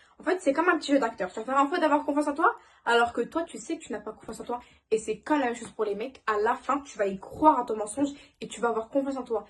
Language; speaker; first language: French; native; French